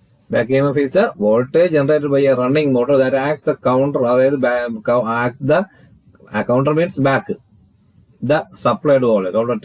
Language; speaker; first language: English; non-native, local second language; Malayalam